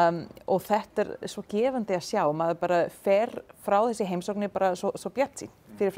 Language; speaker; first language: Icelandic; non-native, fluent; English